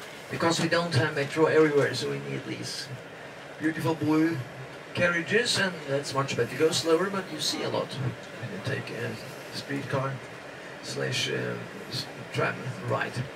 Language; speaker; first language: English; non-native, fluent; Norwegian